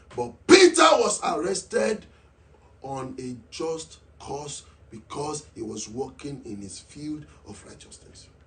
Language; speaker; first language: English; non-native, local second language; Yoruba